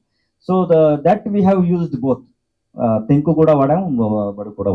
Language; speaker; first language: Telugu; non-native, learner; Kannada